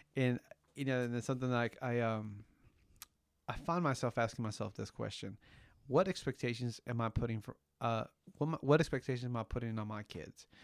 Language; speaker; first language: English; early bilingual, other home language; Spanish